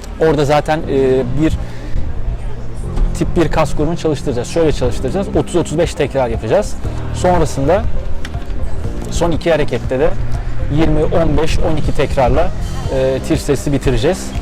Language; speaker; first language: Turkish; native; Turkish